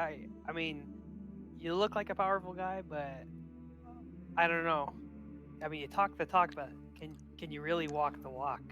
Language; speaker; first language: English; native; English